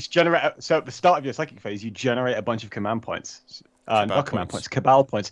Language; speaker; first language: English; native; English